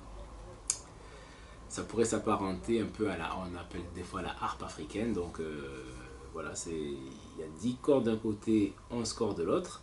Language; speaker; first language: French; native; French